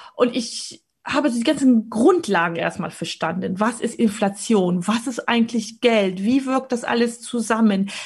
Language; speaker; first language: German; early bilingual, other home language; Polish